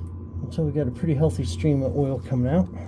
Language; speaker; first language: English; native; English